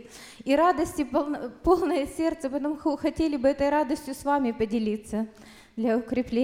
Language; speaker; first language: Russian; native; Russian